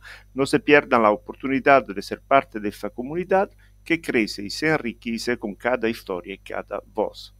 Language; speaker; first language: Spanish; non-native, fluent; Italian